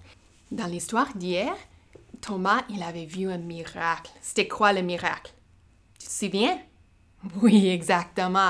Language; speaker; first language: French; native; French